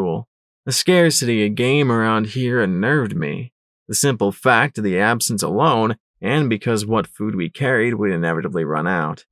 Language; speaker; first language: English; native; English